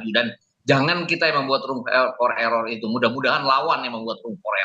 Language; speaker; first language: Indonesian; native; Indonesian